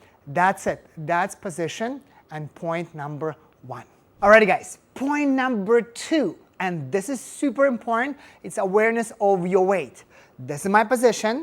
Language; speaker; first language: English; non-native, fluent; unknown